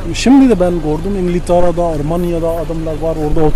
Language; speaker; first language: Turkish; non-native, learner; Urdu